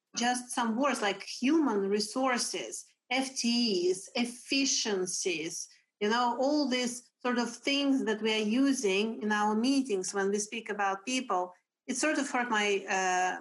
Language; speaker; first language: English; non-native, fluent; Russian